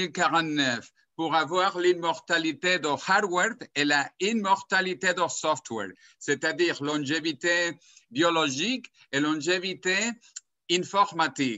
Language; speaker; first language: French; non-native, fluent; Spanish